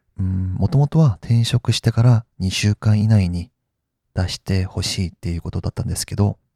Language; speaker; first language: Japanese; non-native, fluent; Korean